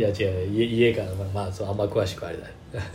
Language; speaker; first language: Japanese; native; Japanese